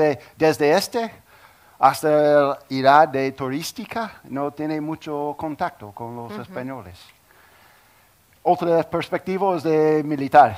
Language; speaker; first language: Spanish; non-native, learner; English